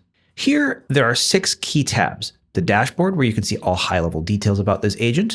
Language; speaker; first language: English; native; English